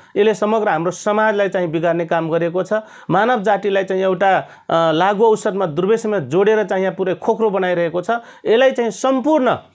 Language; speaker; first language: Nepali; non-native, local second language; Rana Tharu